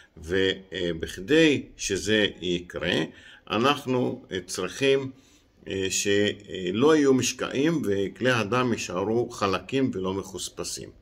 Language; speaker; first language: Hebrew; non-native, local second language; Arabic